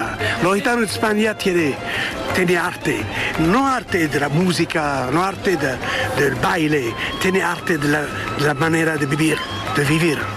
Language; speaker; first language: Spanish; non-native, learner; French